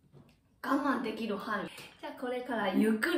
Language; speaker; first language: Japanese; non-native, learner; Chinese